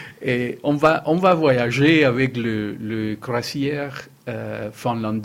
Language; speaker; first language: French; non-native, fluent; Spanish